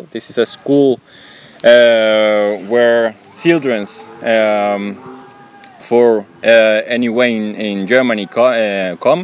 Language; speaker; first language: English; non-native, learner; Spanish